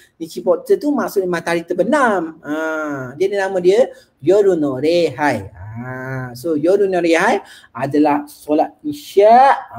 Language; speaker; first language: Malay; native; Malay